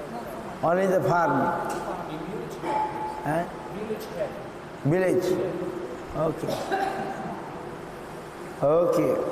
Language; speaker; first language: English; non-native, local second language; Bangla